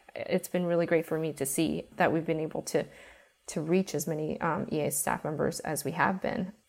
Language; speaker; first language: English; native; English